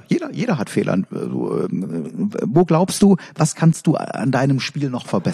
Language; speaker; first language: German; native; German